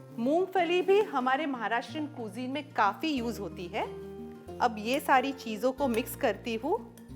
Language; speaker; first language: Hindi; non-native, local second language; Marathi